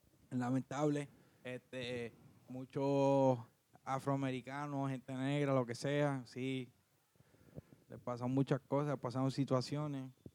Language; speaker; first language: Spanish; early bilingual, heritage; Spanish